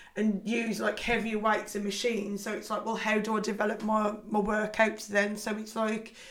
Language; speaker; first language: English; native; English